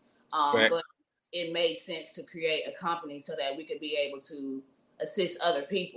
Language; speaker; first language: English; native; English